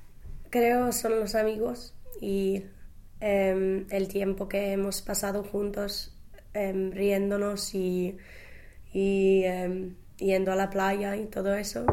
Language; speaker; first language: Spanish; non-native, fluent; English